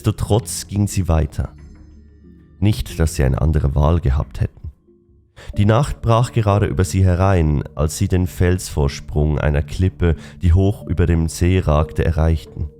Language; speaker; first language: German; native; German